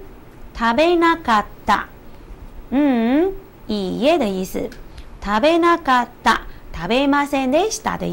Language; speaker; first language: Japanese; non-native, fluent; Chinese